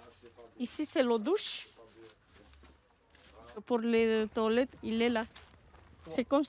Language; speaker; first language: French; non-native, learner; Romanian